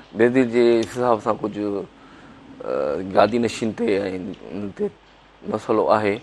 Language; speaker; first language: Sindhi; native; Sindhi